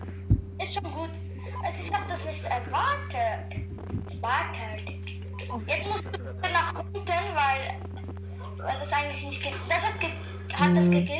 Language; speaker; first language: German; non-native, fluent; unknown